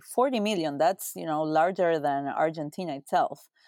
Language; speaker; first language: English; non-native, fluent; Spanish